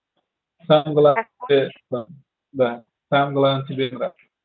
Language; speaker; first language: Russian; non-native, learner; Turkmen